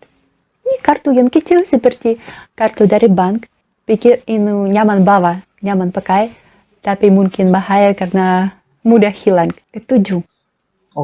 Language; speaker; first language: Indonesian; non-native, learner; Russian